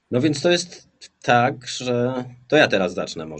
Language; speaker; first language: Polish; native; Polish